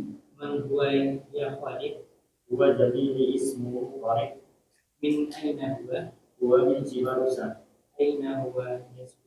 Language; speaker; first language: Arabic; non-native, learner; Indonesian